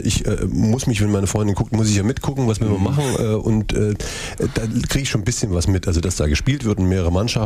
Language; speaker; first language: German; native; German